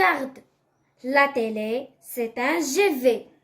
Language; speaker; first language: French; non-native, local second language; Arabic